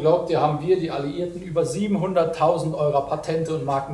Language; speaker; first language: German; native; German